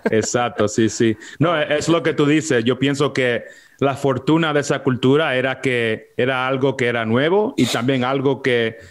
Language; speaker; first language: Spanish; early bilingual, heritage; Spanish